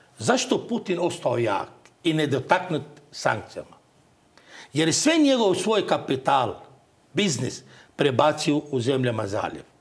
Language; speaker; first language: Croatian; non-native, fluent; Arabic